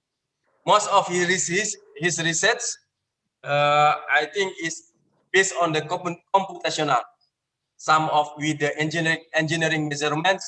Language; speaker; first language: English; non-native, learner; Indonesian